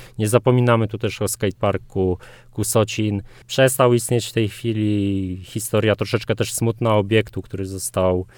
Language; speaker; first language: Polish; native; Polish